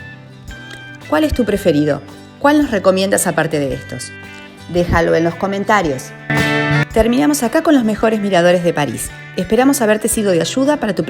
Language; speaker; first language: Spanish; native; Spanish